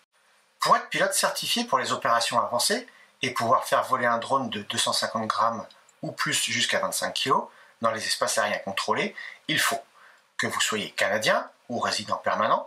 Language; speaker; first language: French; native; French